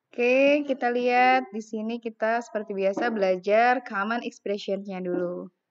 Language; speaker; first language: Indonesian; native; Indonesian